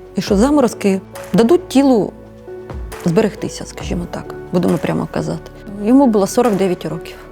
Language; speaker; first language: Ukrainian; native; Ukrainian